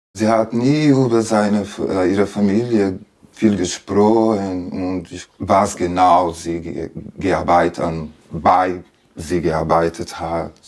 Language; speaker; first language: German; non-native, fluent; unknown